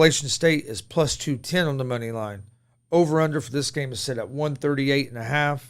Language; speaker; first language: English; native; English